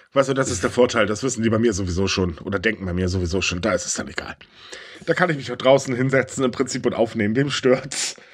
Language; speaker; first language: German; native; German